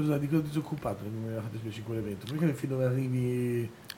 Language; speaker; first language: Italian; native; Italian